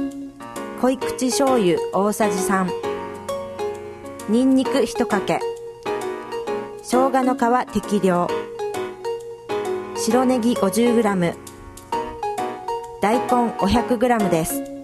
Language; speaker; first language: Japanese; native; Japanese